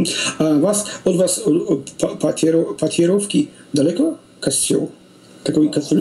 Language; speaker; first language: Russian; non-native, learner; Polish